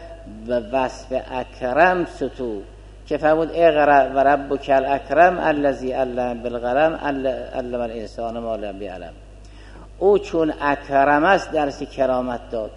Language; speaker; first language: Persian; native; Persian